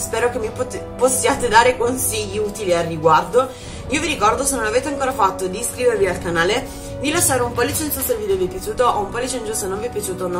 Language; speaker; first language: Italian; native; Italian